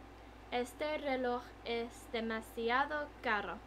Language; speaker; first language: Spanish; non-native, learner; English